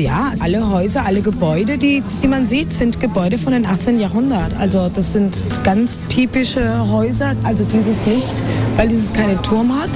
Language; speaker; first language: German; non-native, fluent; Spanish